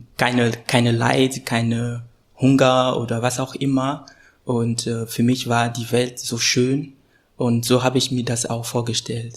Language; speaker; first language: German; non-native, fluent; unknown